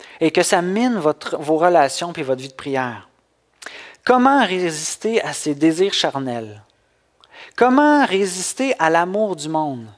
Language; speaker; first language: French; native; French